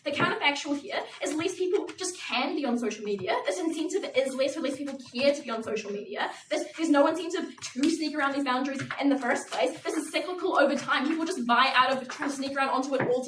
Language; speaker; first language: English; native; English